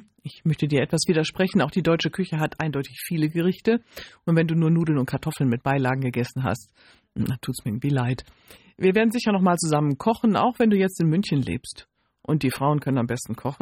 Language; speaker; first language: German; native; German